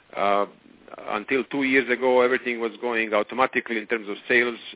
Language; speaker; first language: English; non-native, fluent; Croatian